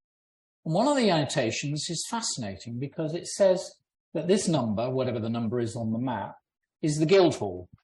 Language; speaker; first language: English; native; English